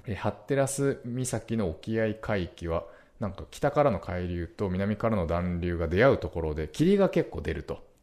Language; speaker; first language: Japanese; native; Japanese